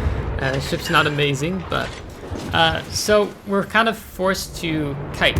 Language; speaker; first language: English; native; English